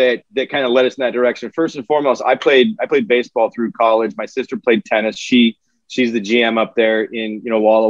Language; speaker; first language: English; native; English